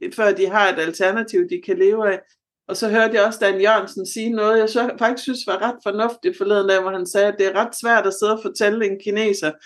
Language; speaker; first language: Danish; native; Danish